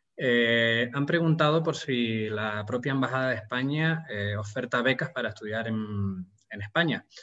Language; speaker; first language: Spanish; native; Spanish